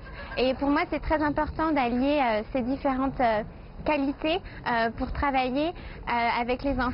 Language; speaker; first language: French; native; French